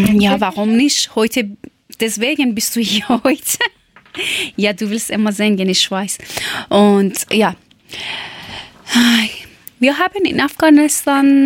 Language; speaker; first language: German; non-native, learner; Persian